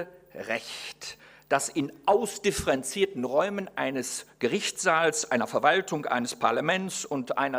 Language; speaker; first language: German; native; German